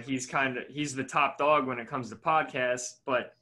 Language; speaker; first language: English; native; English